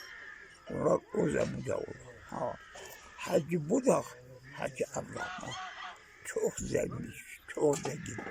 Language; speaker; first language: Turkish; non-native, local second language; Kurdish